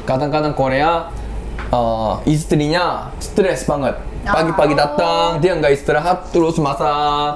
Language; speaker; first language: Indonesian; non-native, fluent; Korean